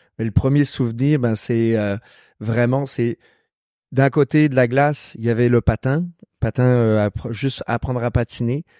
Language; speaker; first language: French; native; French